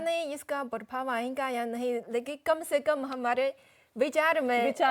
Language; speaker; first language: Hindi; non-native, fluent; Chinese